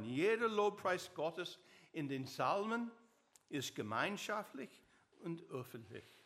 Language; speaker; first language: German; non-native, learner; English